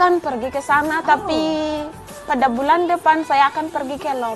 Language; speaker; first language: Indonesian; non-native, learner; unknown